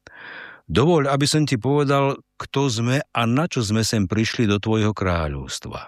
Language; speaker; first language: Slovak; native; Slovak